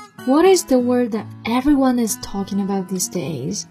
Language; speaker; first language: English; non-native, fluent; Chinese